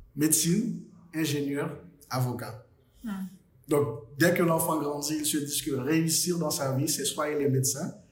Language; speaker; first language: French; non-native, local second language; Haitian Creole